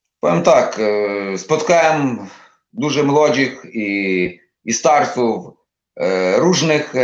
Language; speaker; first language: Polish; non-native, learner; Ukrainian